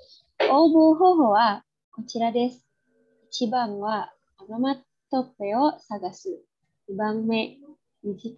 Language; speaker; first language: Japanese; non-native, fluent; Indonesian